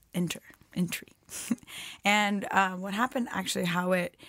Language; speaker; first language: English; non-native, fluent; Turkish